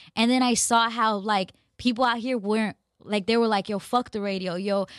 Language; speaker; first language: English; native; English